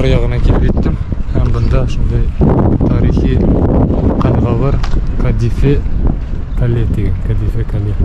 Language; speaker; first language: Turkish; non-native, learner; Bashkir